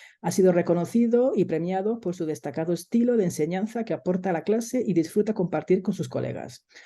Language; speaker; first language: Spanish; native; Spanish